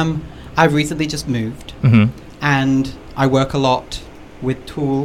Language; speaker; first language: English; native; English